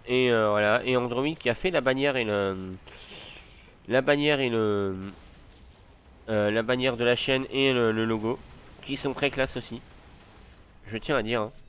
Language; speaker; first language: French; native; French